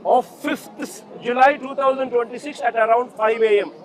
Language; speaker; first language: English; non-native, local second language; Telugu